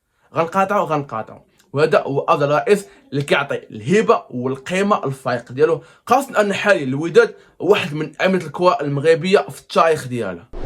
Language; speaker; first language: Arabic; native; Arabic